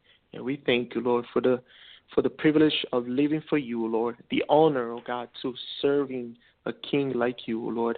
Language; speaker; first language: English; non-native, fluent; Portuguese